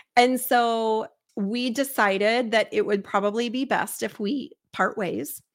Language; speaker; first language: English; native; English